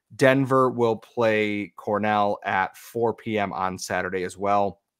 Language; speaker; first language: English; native; English